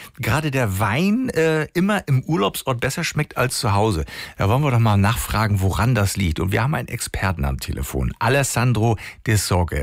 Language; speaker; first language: German; native; German